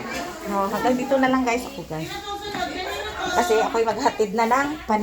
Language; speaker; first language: Filipino; native; Filipino